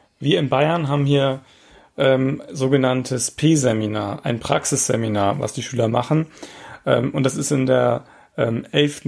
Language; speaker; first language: German; native; German